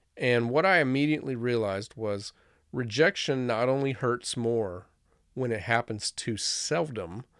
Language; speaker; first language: English; native; English